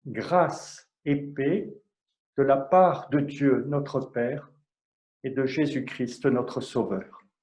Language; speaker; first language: French; native; French